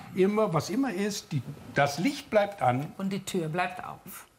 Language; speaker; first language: German; non-native, fluent; English